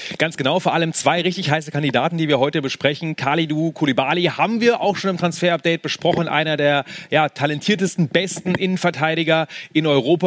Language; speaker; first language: German; native; German